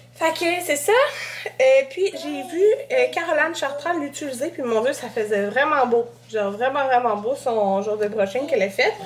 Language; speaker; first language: French; native; French